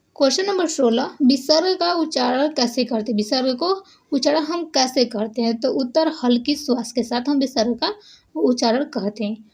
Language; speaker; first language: Hindi; native; Hindi